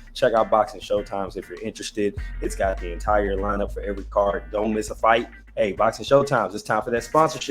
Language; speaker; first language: English; native; English